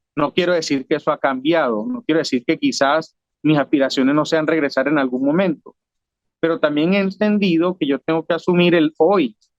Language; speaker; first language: Spanish; native; Spanish